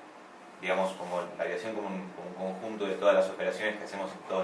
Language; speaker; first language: Spanish; native; Spanish